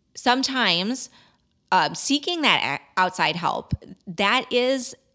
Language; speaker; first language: English; native; English